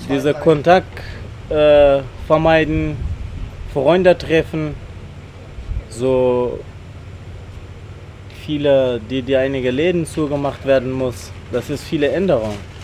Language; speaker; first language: German; non-native, learner; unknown